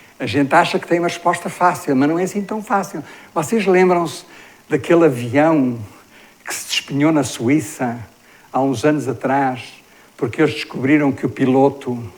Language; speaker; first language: Portuguese; native; Portuguese